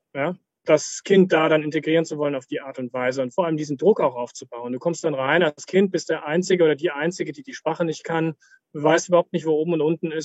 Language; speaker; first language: German; native; German